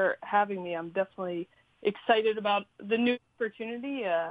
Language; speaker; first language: English; native; English